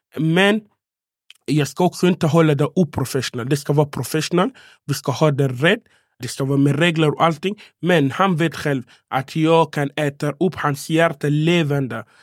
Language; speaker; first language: Swedish; non-native, fluent; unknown